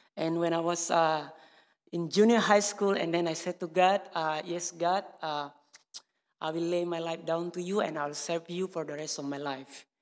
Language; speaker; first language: English; non-native, learner; Indonesian